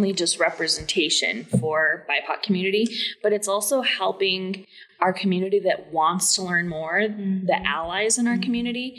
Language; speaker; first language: English; native; English